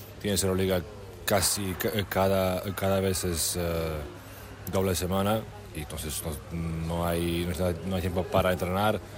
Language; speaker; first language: Spanish; non-native, fluent; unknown